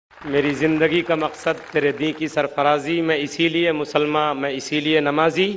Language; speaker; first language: Hindi; native; Hindi